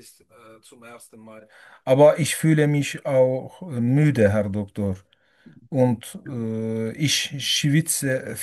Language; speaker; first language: German; non-native, learner; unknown